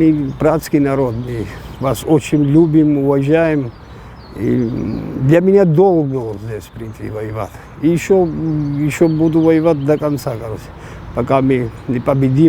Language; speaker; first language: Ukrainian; non-native, learner; Georgian